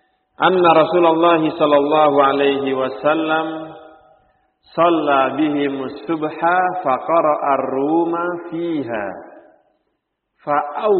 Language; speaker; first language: Arabic; non-native, fluent; Indonesian